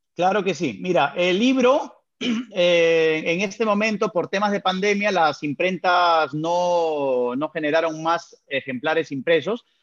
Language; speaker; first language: Spanish; native; Spanish